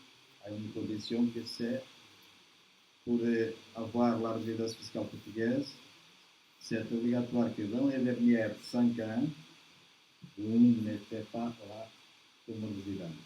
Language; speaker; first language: French; non-native, learner; Portuguese